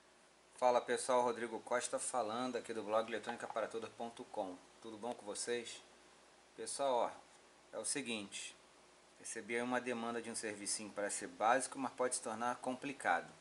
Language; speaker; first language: Portuguese; native; Portuguese